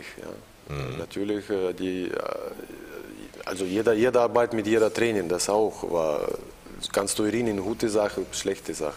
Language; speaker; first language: German; non-native, learner; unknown